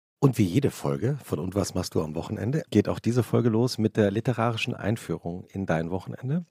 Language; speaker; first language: German; native; German